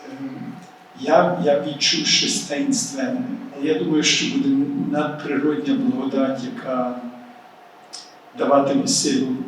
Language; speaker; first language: Ukrainian; early bilingual, heritage; Ukrainian